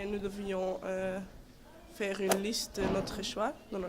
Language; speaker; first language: French; non-native, local second language; Dutch